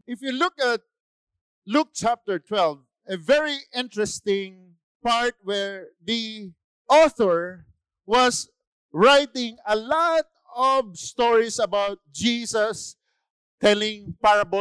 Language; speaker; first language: English; non-native, local second language; Filipino